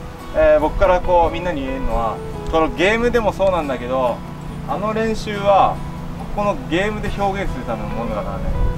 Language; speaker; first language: Japanese; native; Japanese